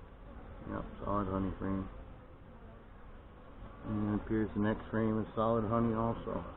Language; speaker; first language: English; native; English